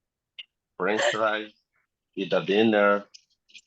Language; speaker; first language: English; non-native, learner; Spanish